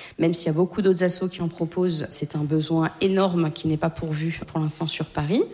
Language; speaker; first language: French; native; French